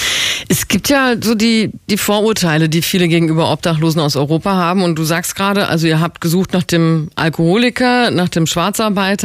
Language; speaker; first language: German; native; German